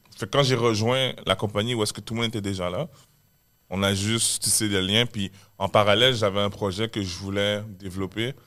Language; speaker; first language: French; native; French